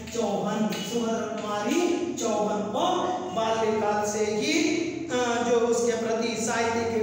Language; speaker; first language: Hindi; non-native, local second language; Kannada